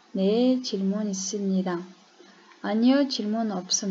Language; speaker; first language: Korean; non-native, fluent; Kyrgyz